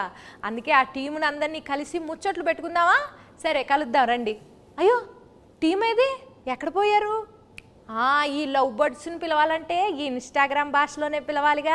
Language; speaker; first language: Telugu; native; Telugu